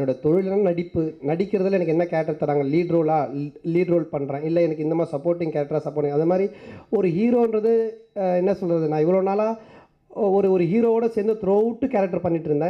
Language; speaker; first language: Tamil; native; Tamil